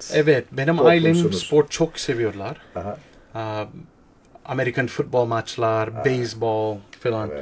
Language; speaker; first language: Turkish; non-native, learner; English